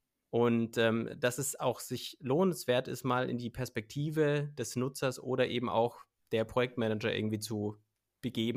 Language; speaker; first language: German; native; German